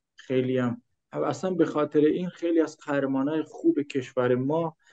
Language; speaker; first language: Persian; native; Persian